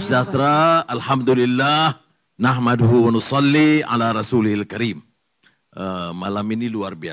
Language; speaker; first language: Malay; native; Malay